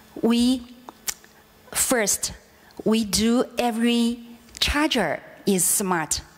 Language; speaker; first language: English; non-native, fluent; Chinese